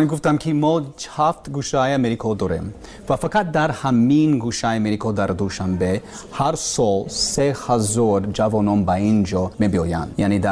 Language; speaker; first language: Persian; non-native, learner; English